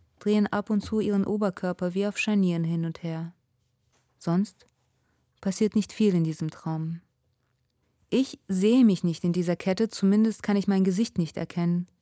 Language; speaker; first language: German; early bilingual, other home language; Russian